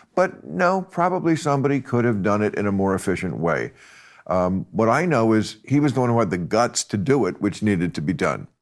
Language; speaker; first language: English; native; English